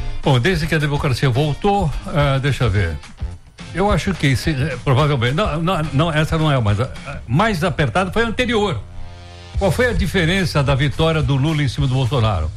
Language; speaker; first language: Portuguese; native; Portuguese